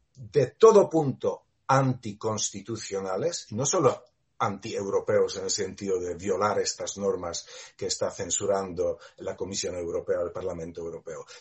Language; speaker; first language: Spanish; non-native, fluent; Polish